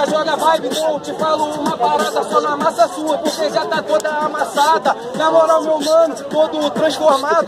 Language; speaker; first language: Portuguese; native; Portuguese